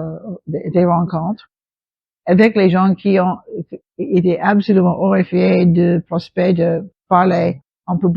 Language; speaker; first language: French; non-native, local second language; English